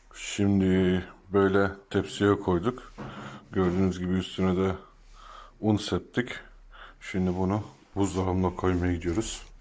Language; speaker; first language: Turkish; native; Turkish